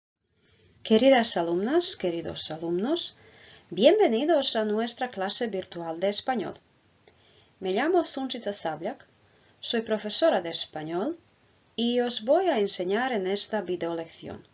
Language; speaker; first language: Spanish; non-native, fluent; Croatian